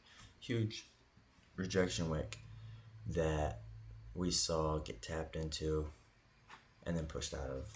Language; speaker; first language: English; native; English